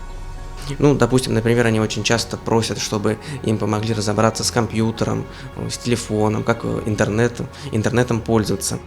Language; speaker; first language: Russian; native; Russian